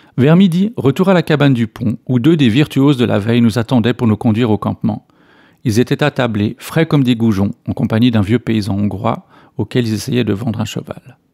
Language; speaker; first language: French; native; French